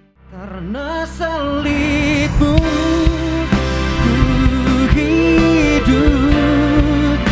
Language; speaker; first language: Indonesian; native; Indonesian